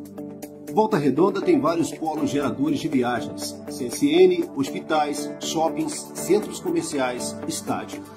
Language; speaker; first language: Portuguese; native; Portuguese